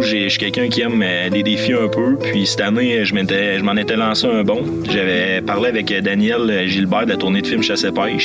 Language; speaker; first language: French; native; French